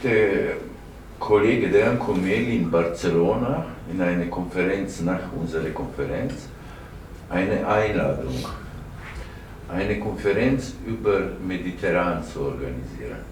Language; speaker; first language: German; non-native, learner; Slovenian